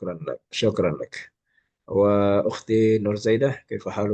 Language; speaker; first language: Arabic; non-native, fluent; Malay